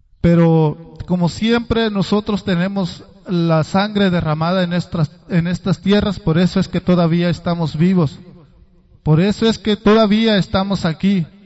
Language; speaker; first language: Spanish; non-native, local second language; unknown